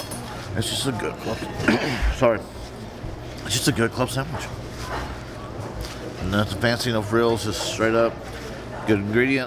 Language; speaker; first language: English; native; English